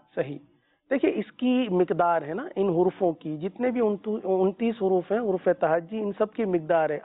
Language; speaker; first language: Urdu; native; Urdu